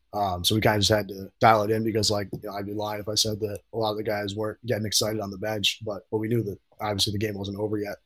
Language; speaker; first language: English; native; English